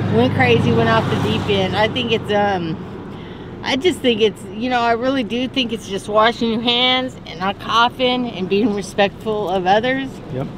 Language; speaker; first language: English; native; English